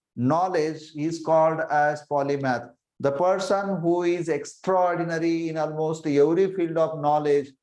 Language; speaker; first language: English; non-native, local second language; Marathi